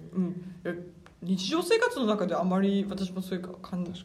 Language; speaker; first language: Japanese; early bilingual, other home language; German